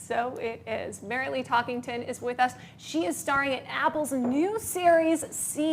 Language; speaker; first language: English; native; English